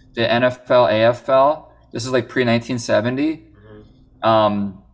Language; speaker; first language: English; native; English